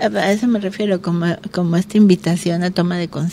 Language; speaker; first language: Spanish; native; Spanish